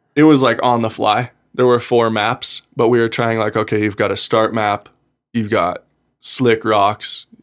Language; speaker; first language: English; native; English